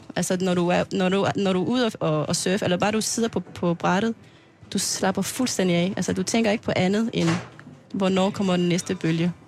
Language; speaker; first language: Danish; non-native, fluent; French